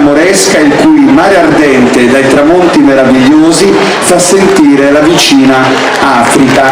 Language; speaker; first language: Italian; native; Italian